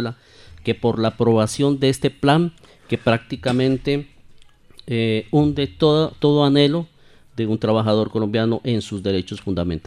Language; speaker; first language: Spanish; native; Spanish